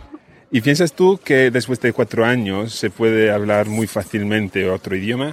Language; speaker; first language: Spanish; non-native, fluent; English